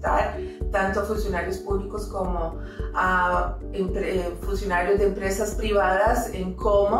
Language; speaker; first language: Spanish; native; Spanish